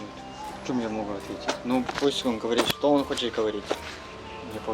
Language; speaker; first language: Russian; non-native, learner; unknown